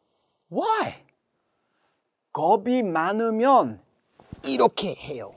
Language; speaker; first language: Korean; non-native, learner; English